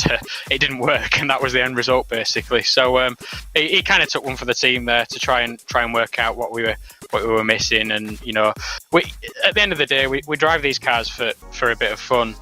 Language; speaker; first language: English; native; English